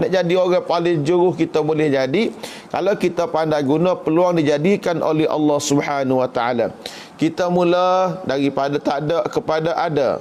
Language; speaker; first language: Malay; native; Malay